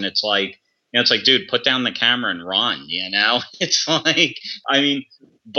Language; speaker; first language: English; native; English